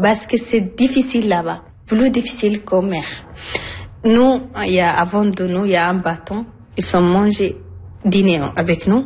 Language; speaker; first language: French; non-native, learner; Arabic